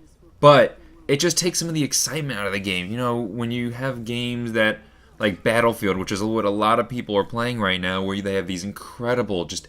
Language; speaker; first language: English; native; English